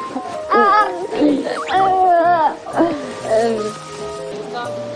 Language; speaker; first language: Korean; non-native, fluent; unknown